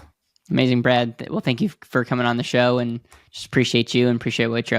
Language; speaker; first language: English; native; English